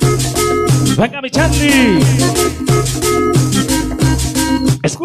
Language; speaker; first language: Spanish; native; Spanish